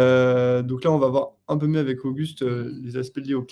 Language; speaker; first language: French; native; French